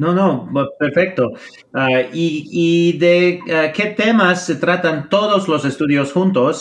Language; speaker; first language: Spanish; non-native, fluent; English